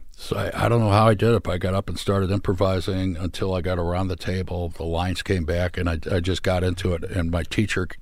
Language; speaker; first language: English; native; English